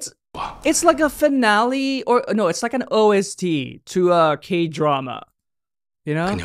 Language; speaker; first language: English; native; English